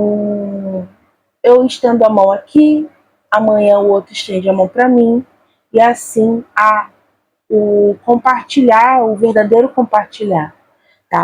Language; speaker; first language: Portuguese; native; Portuguese